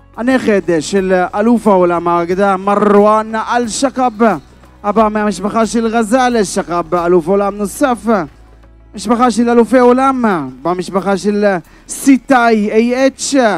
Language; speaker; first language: Hebrew; non-native, local second language; Arabic